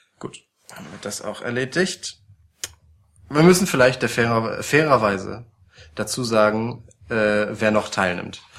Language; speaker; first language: German; early bilingual, other home language; Polish